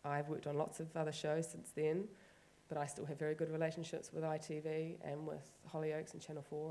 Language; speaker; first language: English; native; English